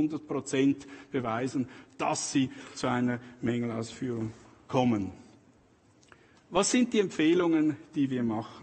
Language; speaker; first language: German; native; German